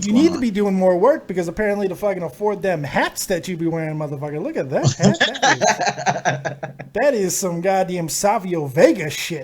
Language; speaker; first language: English; native; English